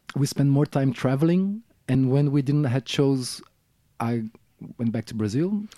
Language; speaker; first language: English; non-native, fluent; Portuguese